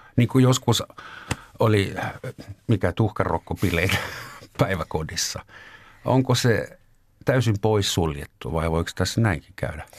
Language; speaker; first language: Finnish; native; Finnish